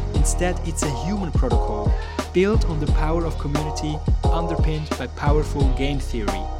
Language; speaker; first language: English; non-native, fluent; German